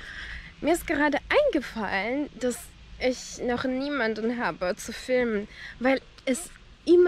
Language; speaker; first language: German; non-native, fluent; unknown